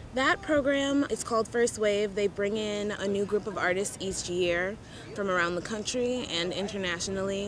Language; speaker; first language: English; native; English